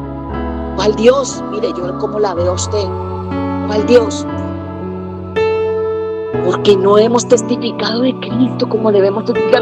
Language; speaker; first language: Spanish; native; Spanish